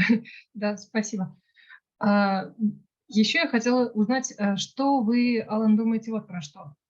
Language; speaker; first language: Russian; native; Russian